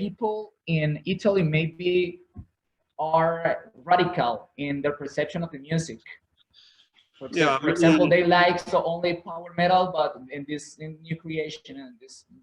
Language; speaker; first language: English; non-native, learner; Spanish